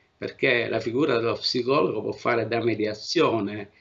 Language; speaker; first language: Italian; native; Italian